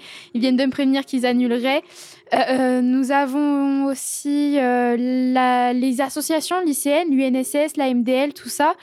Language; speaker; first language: French; native; French